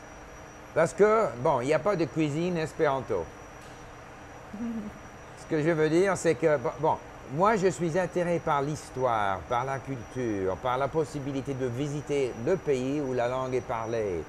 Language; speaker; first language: French; non-native, local second language; English